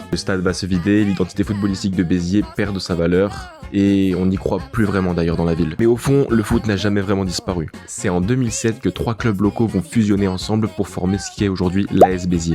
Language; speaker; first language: French; native; French